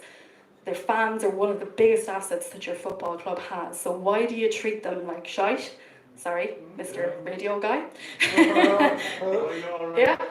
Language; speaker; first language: English; native; English